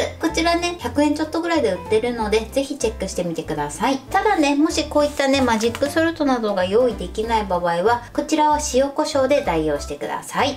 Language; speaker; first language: Japanese; native; Japanese